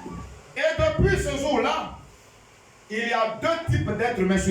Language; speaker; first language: French; non-native, local second language; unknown